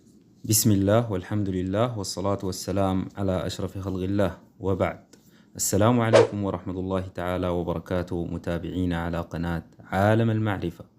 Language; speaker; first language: Arabic; native; Arabic